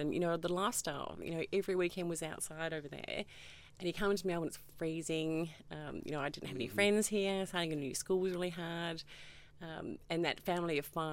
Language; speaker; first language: English; native; English